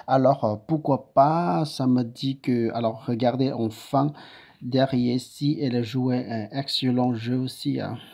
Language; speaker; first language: French; non-native, learner; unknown